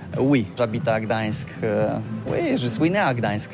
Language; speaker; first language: French; non-native, learner; Polish